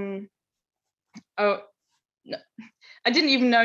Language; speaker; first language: English; non-native, fluent; German